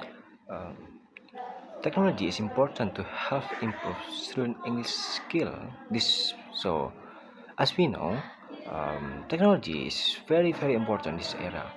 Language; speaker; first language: English; non-native, learner; Indonesian